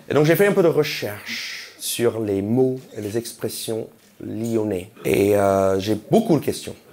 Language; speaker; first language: French; non-native, fluent; English